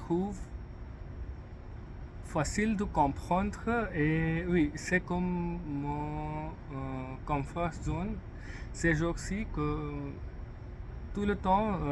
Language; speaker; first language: French; non-native, learner; English